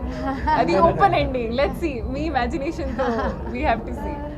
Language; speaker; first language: Telugu; non-native, learner; Hindi